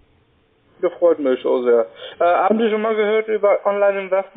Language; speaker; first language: German; non-native, learner; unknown